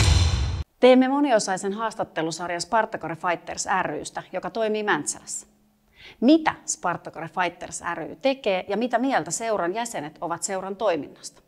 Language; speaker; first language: Finnish; native; Finnish